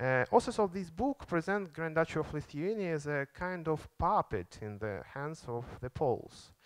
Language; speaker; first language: English; non-native, fluent; Belarusian